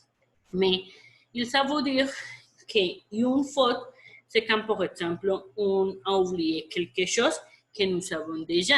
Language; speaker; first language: French; non-native, fluent; Spanish